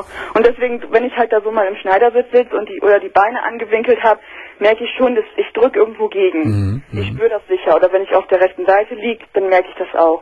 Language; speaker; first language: German; native; German